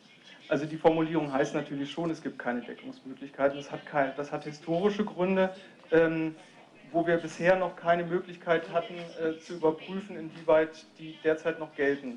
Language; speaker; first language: German; native; German